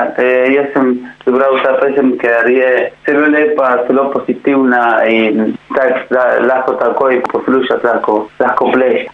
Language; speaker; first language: Slovenian; non-native, learner; Spanish